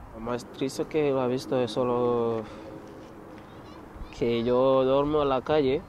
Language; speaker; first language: Spanish; non-native, learner; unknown